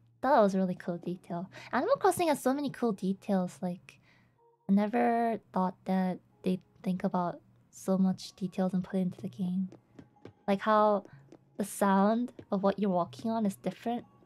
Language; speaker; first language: English; early bilingual, other home language; Japanese